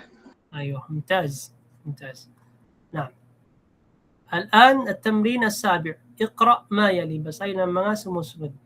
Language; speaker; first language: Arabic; non-native, fluent; Filipino